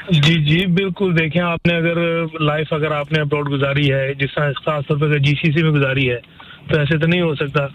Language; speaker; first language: Hindi; early bilingual, heritage; Urdu